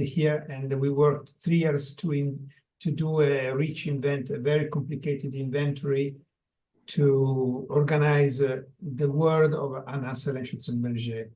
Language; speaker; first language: English; non-native, learner; Italian